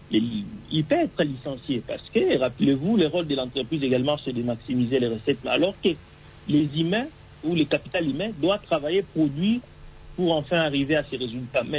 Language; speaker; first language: French; non-native, local second language; Swahili